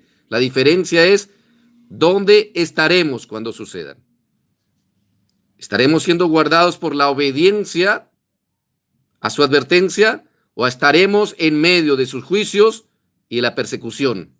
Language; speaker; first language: Spanish; native; Spanish